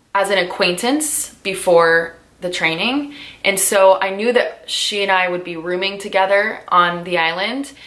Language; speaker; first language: English; native; English